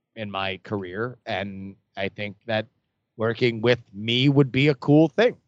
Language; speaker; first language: English; native; English